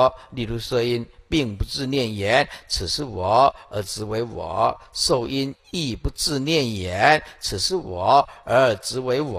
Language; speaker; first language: Chinese; native; Chinese